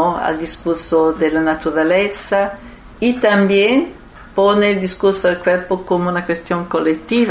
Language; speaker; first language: Spanish; non-native, fluent; Italian